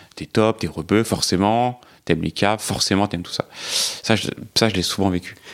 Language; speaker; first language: French; native; French